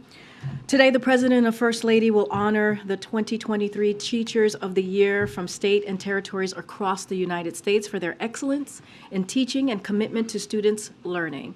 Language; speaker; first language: English; native; English